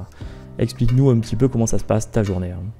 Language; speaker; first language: French; native; French